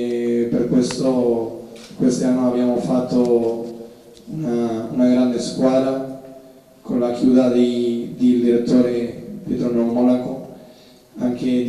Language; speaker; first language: Italian; non-native, learner; Spanish